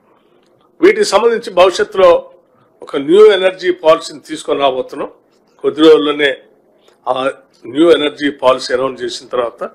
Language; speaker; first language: Telugu; native; Telugu